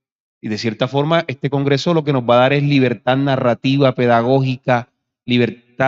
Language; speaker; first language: Spanish; native; Spanish